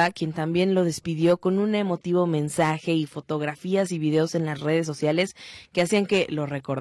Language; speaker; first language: Spanish; native; Spanish